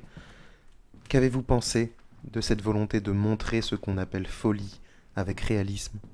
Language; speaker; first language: French; native; French